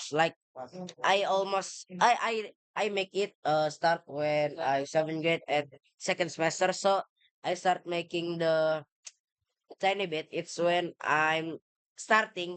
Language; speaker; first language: English; non-native, learner; Indonesian